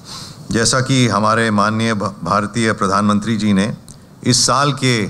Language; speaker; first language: Hindi; native; Hindi